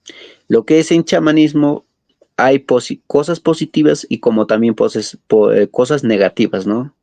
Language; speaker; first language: Spanish; non-native, local second language; Quechua